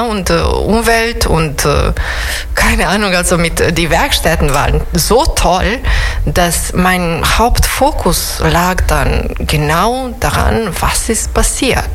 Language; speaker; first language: German; non-native, fluent; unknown